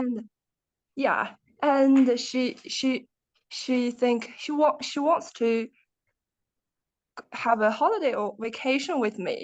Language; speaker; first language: English; non-native, learner; Chinese